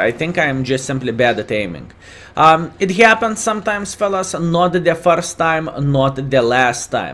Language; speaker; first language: English; non-native, fluent; Lithuanian